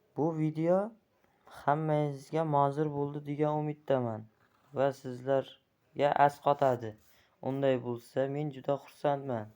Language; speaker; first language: Uzbek; native; Uzbek